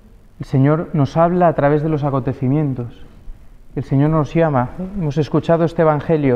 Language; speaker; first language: Spanish; native; Spanish